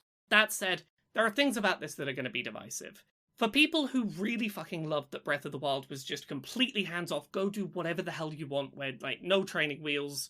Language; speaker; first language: English; native; English